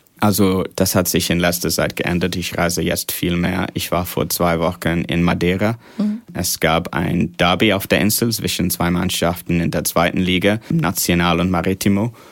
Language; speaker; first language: German; non-native, fluent; English